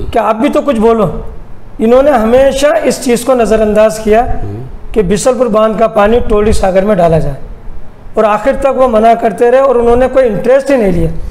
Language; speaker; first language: Hindi; native; Hindi